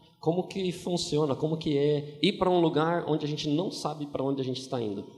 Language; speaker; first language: Portuguese; native; Portuguese